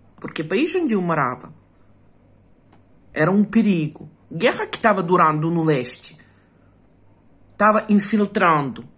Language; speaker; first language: Portuguese; non-native, fluent; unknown